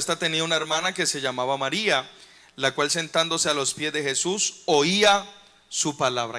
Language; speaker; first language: Spanish; native; Spanish